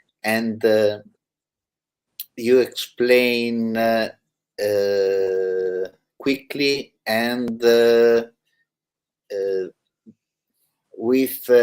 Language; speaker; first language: English; non-native, learner; Italian